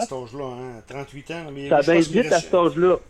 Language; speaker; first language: French; native; French